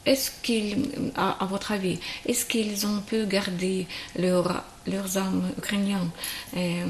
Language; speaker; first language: French; non-native, learner; Ukrainian